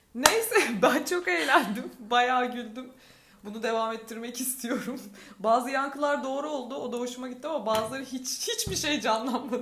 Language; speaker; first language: Turkish; native; Turkish